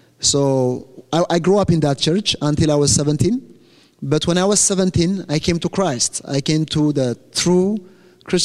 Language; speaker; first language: English; non-native, fluent; Amharic